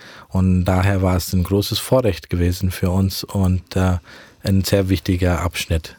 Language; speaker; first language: German; early bilingual, heritage; German